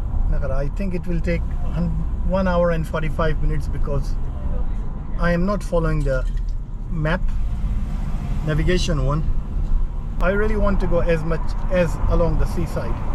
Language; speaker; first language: English; non-native, local second language; Urdu